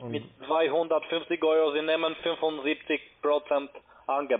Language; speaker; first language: German; non-native, learner; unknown